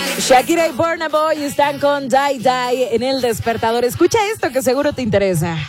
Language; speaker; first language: Spanish; native; Spanish